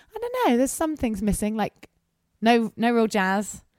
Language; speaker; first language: English; native; English